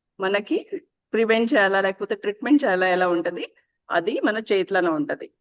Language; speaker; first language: Telugu; non-native, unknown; Marathi